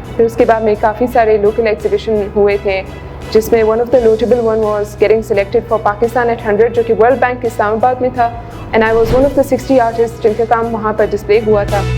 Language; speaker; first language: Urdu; non-native, local second language; Pashto